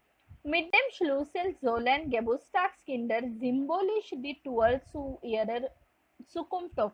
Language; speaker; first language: German; non-native, fluent; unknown